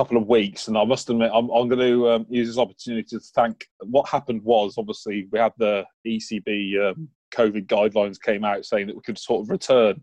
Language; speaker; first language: English; native; English